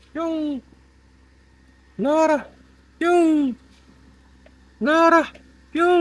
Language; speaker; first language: Korean; native; Korean